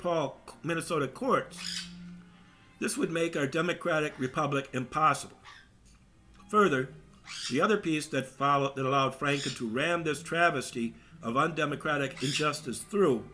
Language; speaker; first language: English; native; English